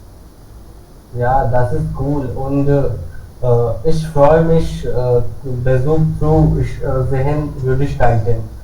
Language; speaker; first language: German; non-native, learner; Hindi